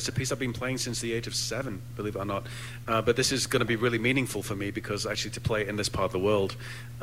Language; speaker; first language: English; native; English